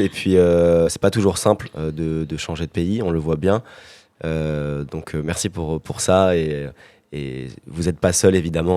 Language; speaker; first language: French; native; French